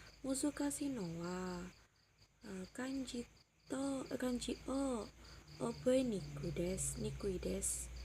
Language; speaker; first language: Japanese; non-native, learner; Indonesian